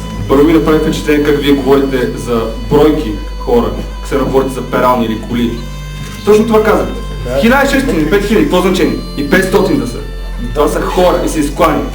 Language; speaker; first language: Bulgarian; native; Bulgarian